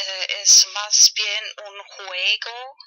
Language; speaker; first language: Spanish; non-native, learner; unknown